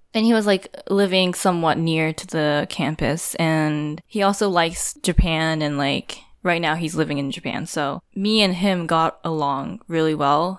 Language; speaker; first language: English; non-native, fluent; Japanese